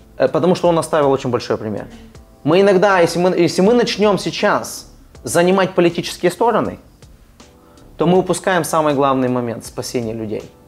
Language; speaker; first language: Russian; early bilingual, other home language; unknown